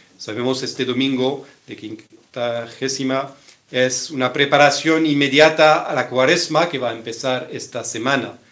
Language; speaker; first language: Spanish; non-native, fluent; French